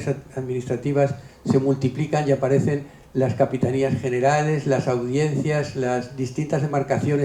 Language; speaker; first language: Spanish; native; Spanish